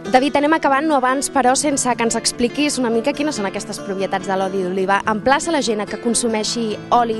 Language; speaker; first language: Catalan; native; Catalan